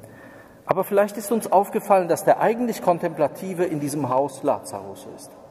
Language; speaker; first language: German; native; German